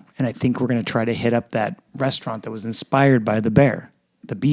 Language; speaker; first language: English; native; English